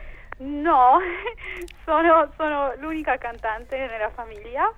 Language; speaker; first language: Italian; non-native, fluent; Spanish